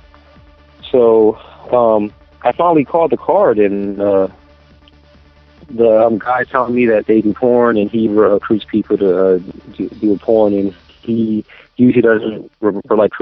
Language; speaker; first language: English; native; English